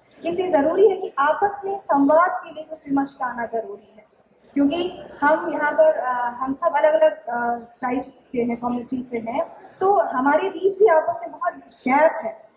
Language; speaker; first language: Hindi; non-native, local second language; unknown